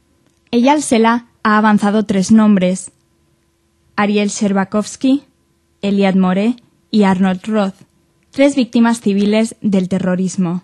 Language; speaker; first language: Spanish; native; Spanish